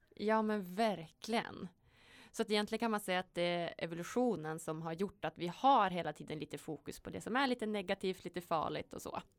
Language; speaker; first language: Swedish; native; Swedish